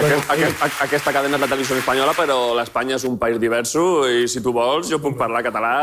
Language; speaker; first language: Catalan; non-native, local second language; Spanish